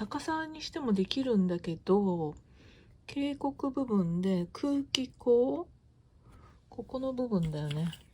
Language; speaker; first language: Japanese; native; Japanese